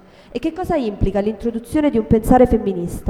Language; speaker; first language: Italian; native; Italian